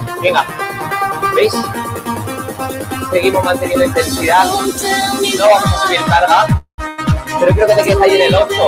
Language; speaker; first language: Spanish; native; Spanish